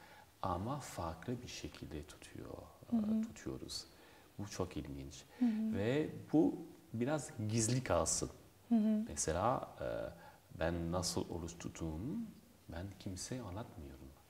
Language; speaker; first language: Turkish; non-native, fluent; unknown